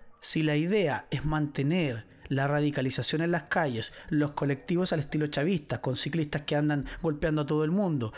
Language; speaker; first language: Spanish; native; Spanish